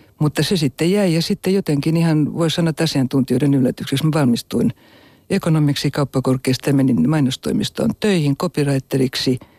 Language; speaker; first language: Finnish; native; Finnish